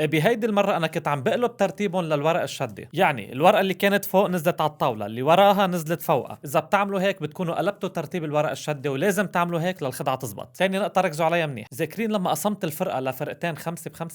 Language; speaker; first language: Arabic; native; Arabic